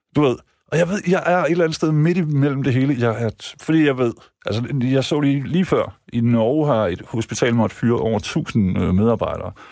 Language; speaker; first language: Danish; native; Danish